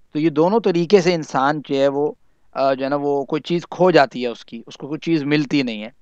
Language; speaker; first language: Urdu; non-native, local second language; Punjabi